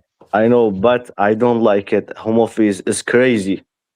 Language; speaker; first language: English; non-native, learner; Persian